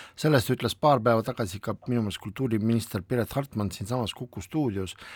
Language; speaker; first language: Estonian; non-native, local second language; Russian